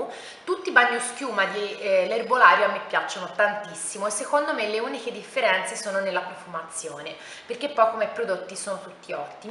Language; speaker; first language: Italian; native; Italian